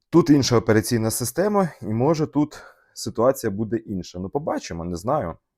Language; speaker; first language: Ukrainian; non-native, local second language; Russian